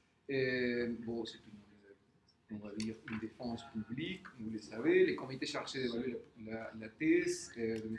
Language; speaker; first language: French; native; French